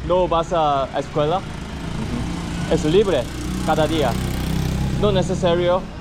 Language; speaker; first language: Spanish; non-native, learner; Korean